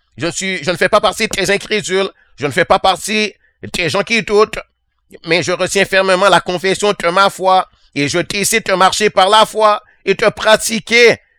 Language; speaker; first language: French; native; French